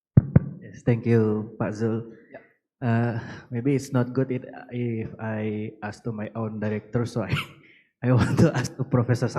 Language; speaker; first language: English; non-native, learner; Indonesian